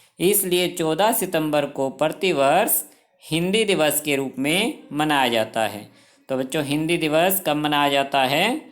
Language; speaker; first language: Hindi; native; Hindi